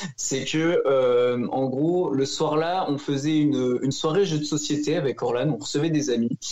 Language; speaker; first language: French; early bilingual, heritage; Spanish